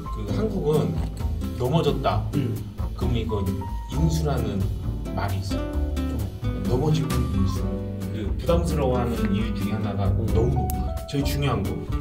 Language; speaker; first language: Korean; non-native, fluent; Chinese